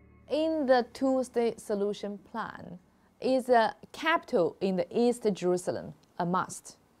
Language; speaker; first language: English; non-native, fluent; Chinese